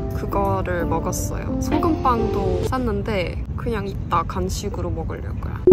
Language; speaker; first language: Korean; non-native, fluent; German